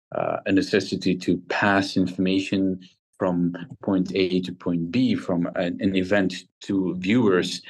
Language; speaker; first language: English; non-native, fluent; Ukrainian